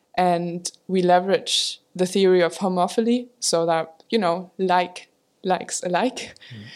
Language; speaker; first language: English; non-native, fluent; German